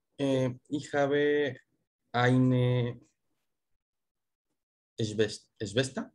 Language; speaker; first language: German; non-native, learner; Spanish